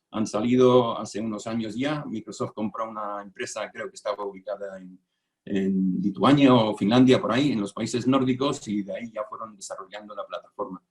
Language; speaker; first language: Spanish; non-native, fluent; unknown